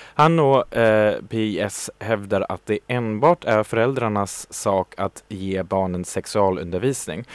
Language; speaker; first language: Swedish; non-native, fluent; German